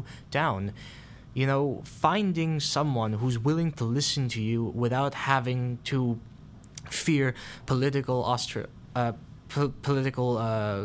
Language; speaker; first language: English; non-native, local second language; Filipino